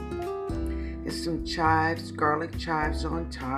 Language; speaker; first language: English; native; English